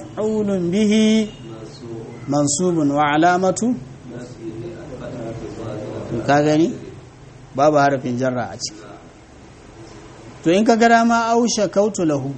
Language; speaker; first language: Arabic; non-native, fluent; Hausa